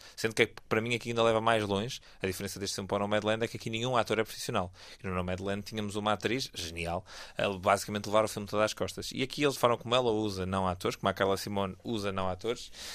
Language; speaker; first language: Portuguese; native; Portuguese